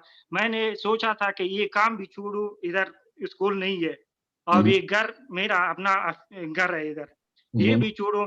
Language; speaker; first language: Hindi; non-native, learner; Pashto